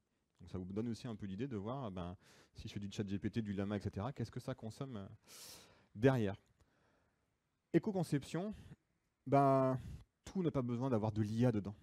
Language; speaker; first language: French; native; French